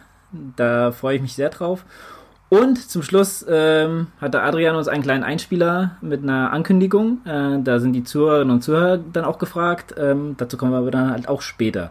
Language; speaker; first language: German; native; German